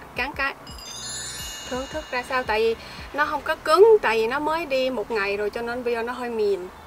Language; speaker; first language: Vietnamese; early bilingual, heritage; Vietnamese